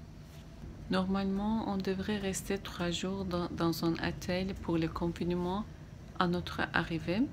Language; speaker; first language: French; non-native, fluent; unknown